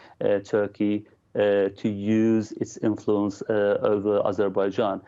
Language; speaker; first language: English; non-native, fluent; Turkish